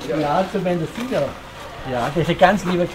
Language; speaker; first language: German; native; German